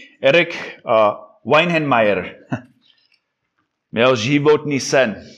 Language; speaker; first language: Czech; non-native, fluent; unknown